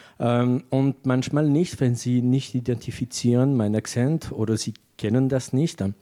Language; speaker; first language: German; non-native, fluent; French